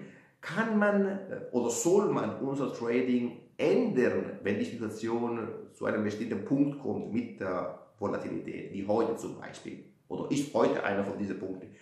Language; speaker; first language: German; non-native, fluent; Italian